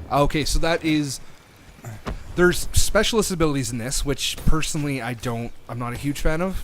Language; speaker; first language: English; native; English